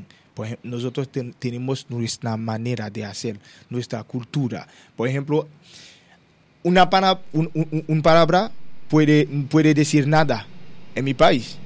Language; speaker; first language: Spanish; non-native, learner; Haitian Creole